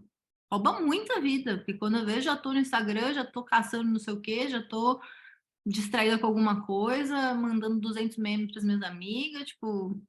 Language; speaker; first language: Portuguese; native; Portuguese